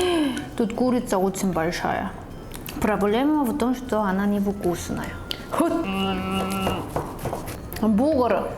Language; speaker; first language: Russian; non-native, learner; Korean